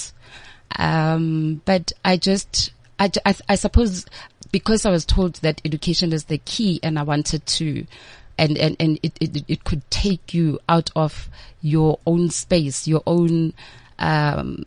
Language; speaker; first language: English; non-native, local second language; Northern Sotho